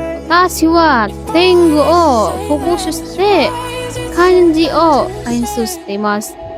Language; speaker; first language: Japanese; non-native, learner; Indonesian